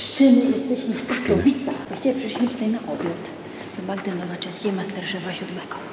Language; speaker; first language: Polish; native; Polish